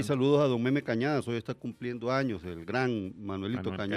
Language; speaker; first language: Spanish; native; Spanish